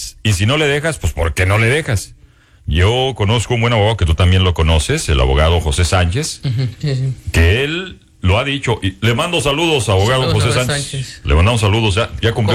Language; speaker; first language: Spanish; native; Spanish